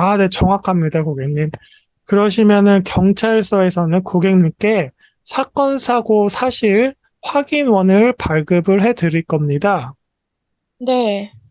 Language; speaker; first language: Korean; native; Korean